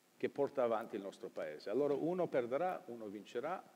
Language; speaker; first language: Italian; early bilingual, heritage; Italian